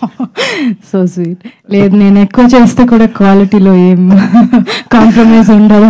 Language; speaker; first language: Telugu; non-native, fluent; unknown